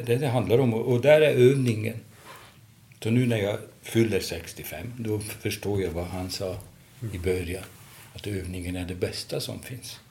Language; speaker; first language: Swedish; non-native, fluent; Hungarian